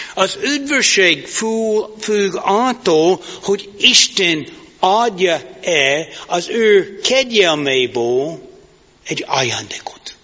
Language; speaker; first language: Hungarian; non-native, fluent; English